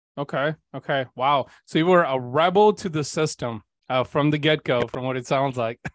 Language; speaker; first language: English; early bilingual, other home language; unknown